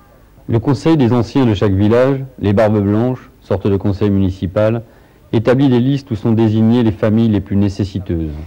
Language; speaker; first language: French; native; French